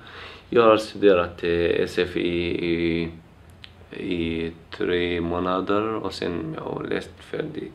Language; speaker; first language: Swedish; non-native, learner; Arabic